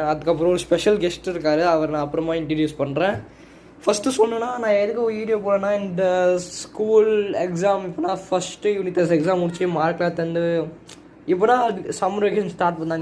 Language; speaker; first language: Tamil; early bilingual, heritage; Tamil